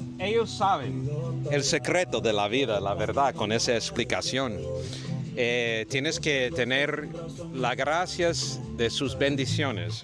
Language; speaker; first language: Spanish; non-native, learner; English